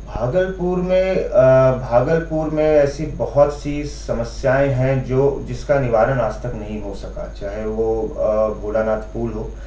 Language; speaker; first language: Hindi; native; Hindi